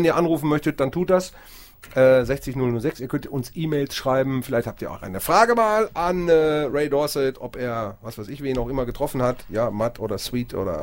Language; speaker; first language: German; native; German